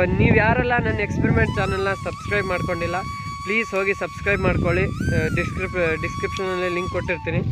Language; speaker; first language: Kannada; native; Kannada